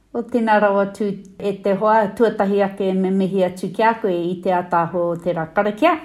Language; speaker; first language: Māori; non-native, local second language; English